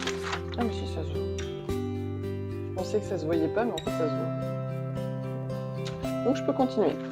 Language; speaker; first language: French; native; French